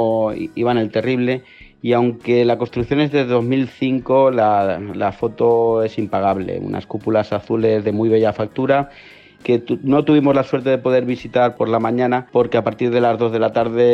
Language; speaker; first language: Spanish; native; Spanish